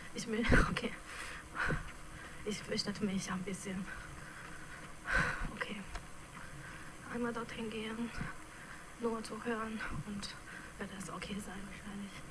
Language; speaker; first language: German; non-native, fluent; Chinese